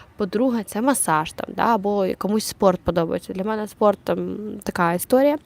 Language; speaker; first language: Ukrainian; non-native, local second language; Russian